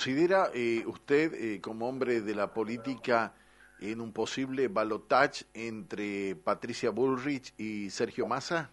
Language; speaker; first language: Spanish; native; Spanish